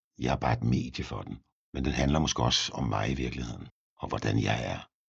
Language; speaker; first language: Danish; native; Danish